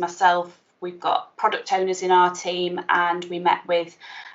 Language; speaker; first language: English; native; English